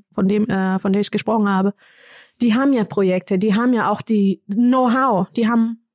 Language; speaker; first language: German; non-native, fluent; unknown